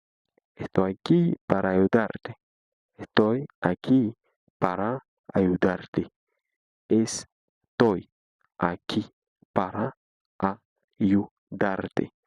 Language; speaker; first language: Spanish; non-native, fluent; Haitian Creole